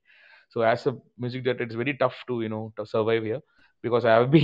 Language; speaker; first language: English; non-native, local second language; Tamil